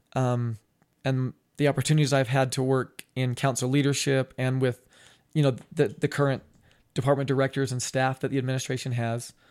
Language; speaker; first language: English; native; English